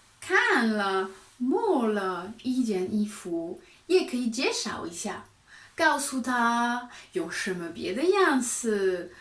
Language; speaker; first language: Chinese; non-native, fluent; French